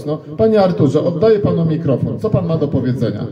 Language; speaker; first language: Polish; native; Polish